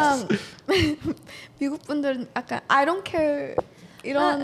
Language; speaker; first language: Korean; early bilingual, heritage; Korean